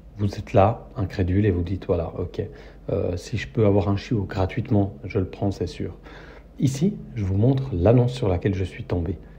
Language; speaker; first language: French; native; French